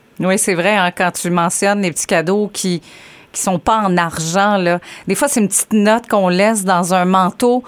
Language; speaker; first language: French; native; French